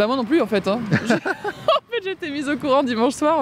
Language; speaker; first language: French; native; French